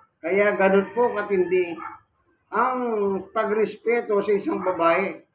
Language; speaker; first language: Filipino; non-native, local second language; Pampanga